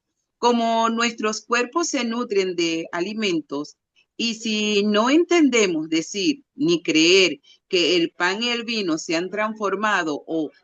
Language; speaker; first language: Spanish; native; Spanish